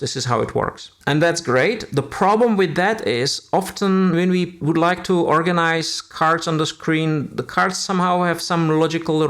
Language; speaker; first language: English; non-native, fluent; Czech